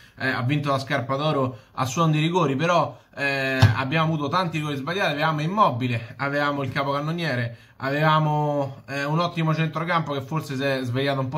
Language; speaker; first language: Italian; native; Italian